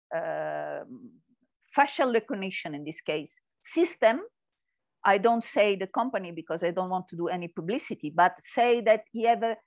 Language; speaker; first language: English; non-native, learner; Italian